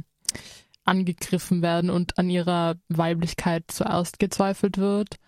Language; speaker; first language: German; native; German